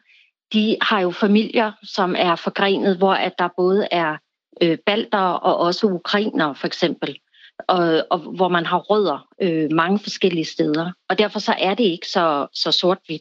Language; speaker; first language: Danish; native; Danish